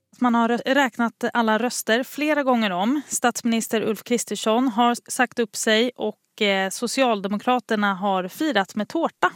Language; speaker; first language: Swedish; native; Swedish